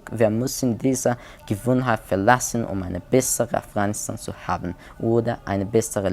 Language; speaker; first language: German; non-native, learner; Persian